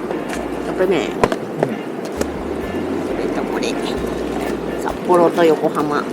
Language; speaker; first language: Japanese; native; Japanese